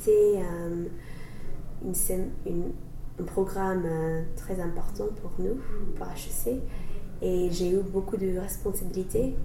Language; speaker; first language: French; non-native, learner; English